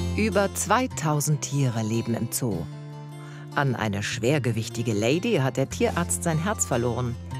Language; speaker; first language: German; native; German